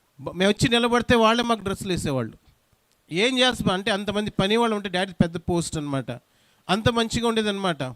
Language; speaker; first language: Telugu; non-native, local second language; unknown